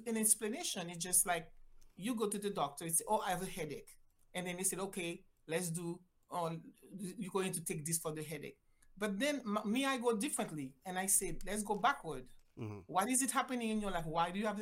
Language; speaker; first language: English; non-native, fluent; Haitian Creole